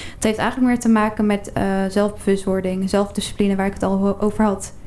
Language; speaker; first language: Dutch; early bilingual, other home language; Arabic